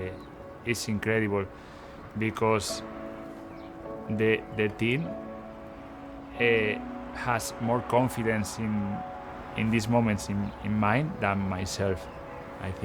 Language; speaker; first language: English; non-native, fluent; Spanish